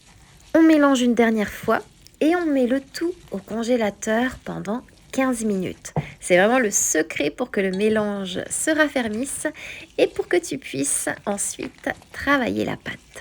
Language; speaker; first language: French; native; French